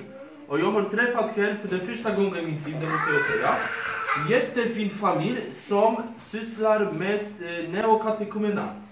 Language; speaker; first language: Swedish; non-native, fluent; Polish